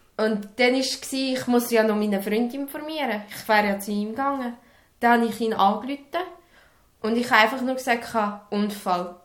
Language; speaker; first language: German; early bilingual, other home language; Serbian